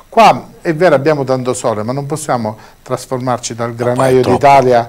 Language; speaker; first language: Italian; native; Italian